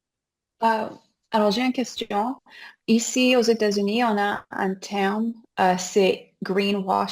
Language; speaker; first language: French; non-native, fluent; English